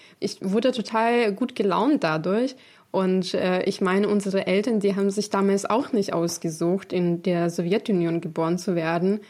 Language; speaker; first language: German; non-native, fluent; Ukrainian